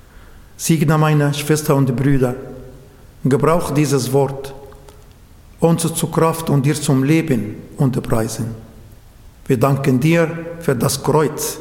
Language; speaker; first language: German; non-native, fluent; Arabic